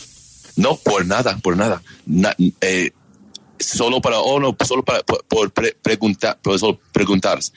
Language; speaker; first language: Spanish; non-native, learner; English